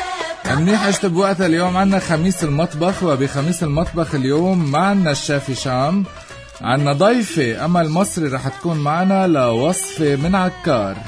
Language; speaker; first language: Arabic; native; Arabic